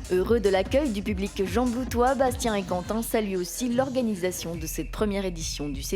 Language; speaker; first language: French; native; French